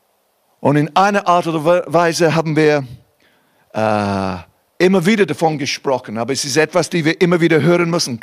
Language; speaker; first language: German; non-native, fluent; English